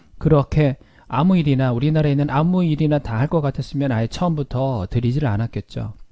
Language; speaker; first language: Korean; native; Korean